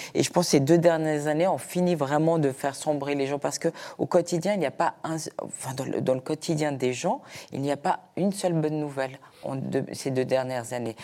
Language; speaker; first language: French; early bilingual, other home language; Persian